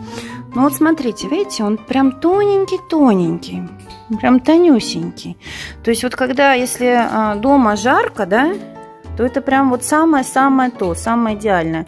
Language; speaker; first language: Russian; native; Russian